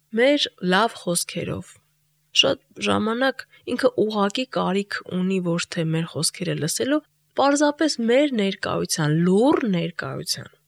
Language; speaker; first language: Armenian; native; Armenian